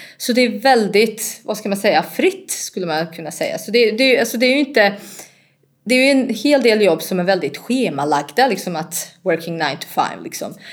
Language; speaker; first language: Swedish; non-native, fluent; Bosnian